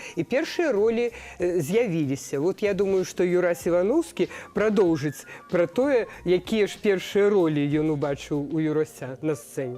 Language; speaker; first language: Belarusian; native; Belarusian